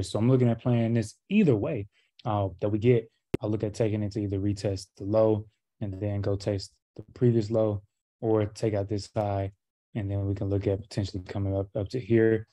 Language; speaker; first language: English; native; English